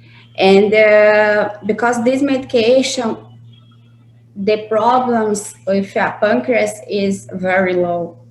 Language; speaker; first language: English; non-native, learner; Portuguese